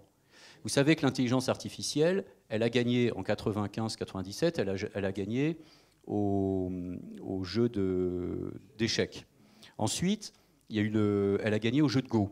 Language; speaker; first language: French; native; French